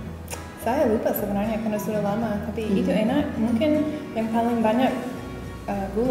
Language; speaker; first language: Indonesian; non-native, fluent; English